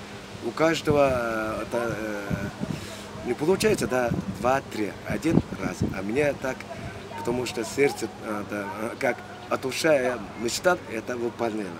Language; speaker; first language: Russian; non-native, learner; Mongolian